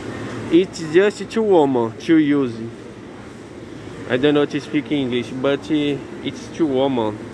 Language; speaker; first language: English; non-native, learner; Portuguese